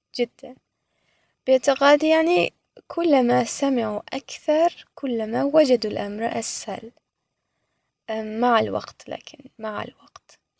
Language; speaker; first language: Arabic; non-native, fluent; Persian